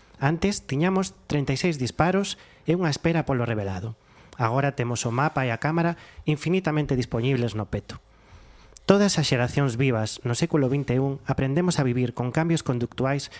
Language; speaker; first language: Galician; non-native, local second language; Spanish